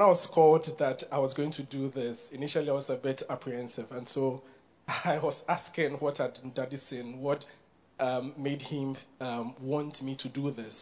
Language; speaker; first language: English; non-native, local second language; Akan